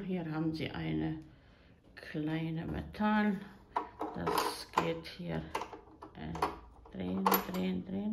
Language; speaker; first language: German; non-native, fluent; Croatian